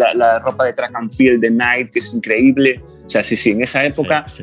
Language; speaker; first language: Spanish; native; Spanish